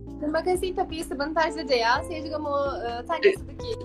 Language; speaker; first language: Indonesian; non-native, fluent; Turkish